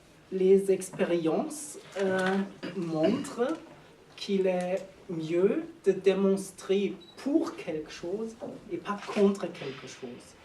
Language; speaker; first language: French; non-native, learner; German